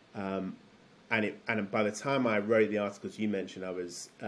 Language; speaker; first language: English; native; English